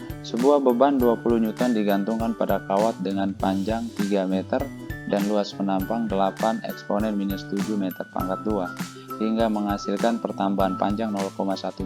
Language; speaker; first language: Indonesian; native; Indonesian